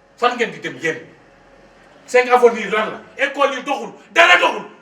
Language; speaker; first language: Wolof; non-native, local second language; Fula